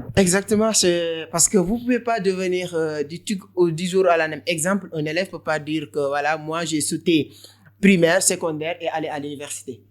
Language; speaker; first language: French; non-native, local second language; Wolof